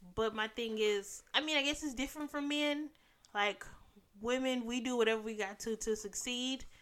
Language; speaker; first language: English; native; English